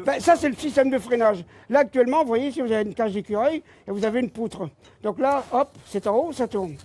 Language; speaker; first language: French; non-native, local second language; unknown